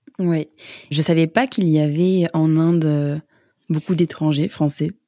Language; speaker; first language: French; native; French